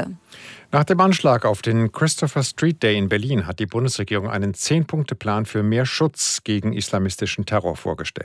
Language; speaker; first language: German; native; German